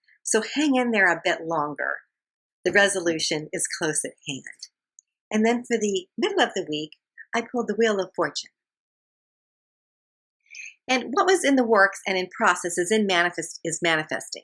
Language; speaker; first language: English; native; English